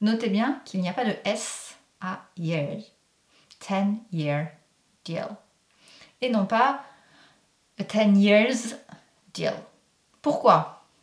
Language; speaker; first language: French; native; French